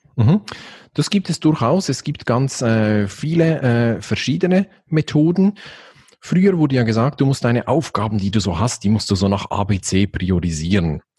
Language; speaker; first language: German; native; German